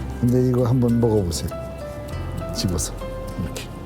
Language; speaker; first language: Korean; native; Korean